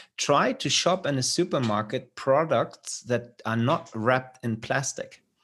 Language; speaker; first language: English; non-native, fluent; German